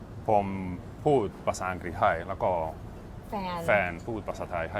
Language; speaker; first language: Thai; non-native, learner; Spanish